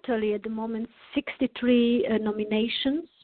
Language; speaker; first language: English; non-native, learner; Serbian